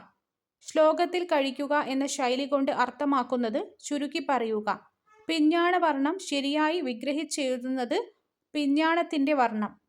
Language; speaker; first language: Malayalam; native; Malayalam